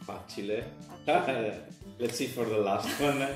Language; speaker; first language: English; non-native, fluent; Italian